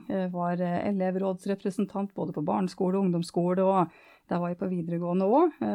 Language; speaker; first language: Norwegian; native; Norwegian